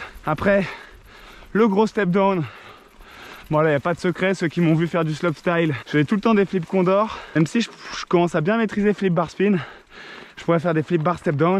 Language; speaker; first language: French; native; French